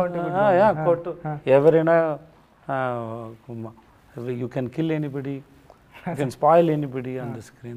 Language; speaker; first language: Telugu; non-native, learner; Tamil